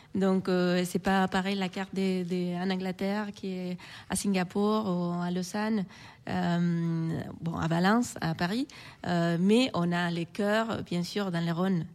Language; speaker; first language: French; non-native, fluent; Spanish